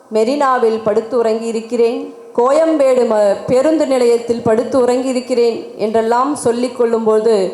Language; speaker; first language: Tamil; native; Tamil